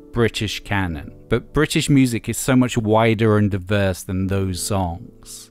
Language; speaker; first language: English; native; English